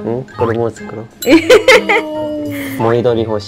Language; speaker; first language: Japanese; non-native, learner; Vietnamese